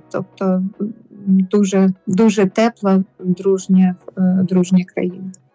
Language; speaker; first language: Ukrainian; native; Ukrainian